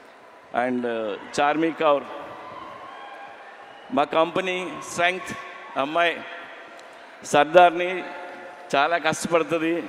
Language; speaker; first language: Telugu; native; Telugu